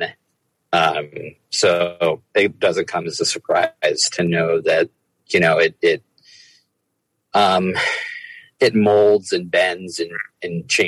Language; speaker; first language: English; native; English